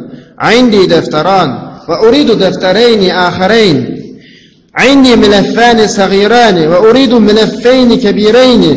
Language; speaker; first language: Arabic; non-native, fluent; Uzbek